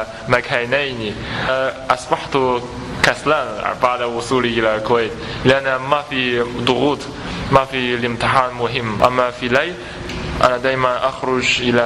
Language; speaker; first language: Arabic; non-native, fluent; Chinese